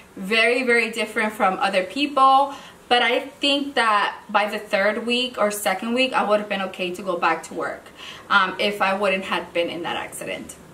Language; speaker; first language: English; early bilingual, other home language; Spanish